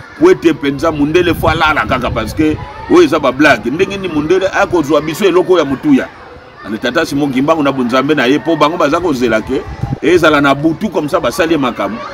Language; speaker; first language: Lingala; non-native, local second language; Kongo